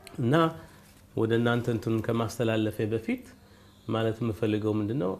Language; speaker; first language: Amharic; native; Amharic